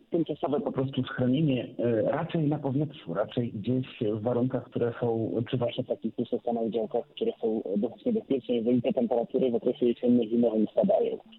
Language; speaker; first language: Polish; native; Polish